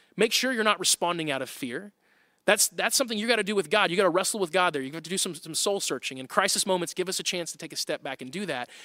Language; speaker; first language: English; native; English